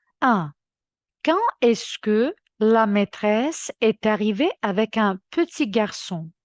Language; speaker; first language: French; non-native, fluent; Ukrainian